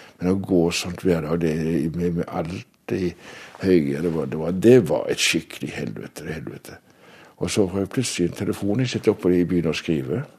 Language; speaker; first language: Norwegian; native; Norwegian